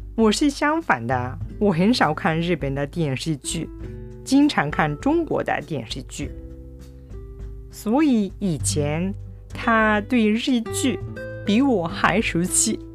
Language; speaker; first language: Chinese; non-native, fluent; Japanese